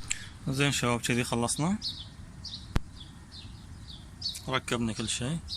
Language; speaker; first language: Arabic; native; Arabic